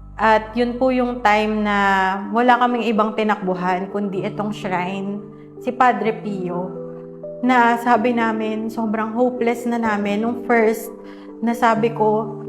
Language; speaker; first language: Filipino; native; Filipino